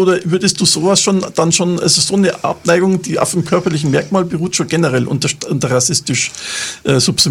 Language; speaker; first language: German; native; German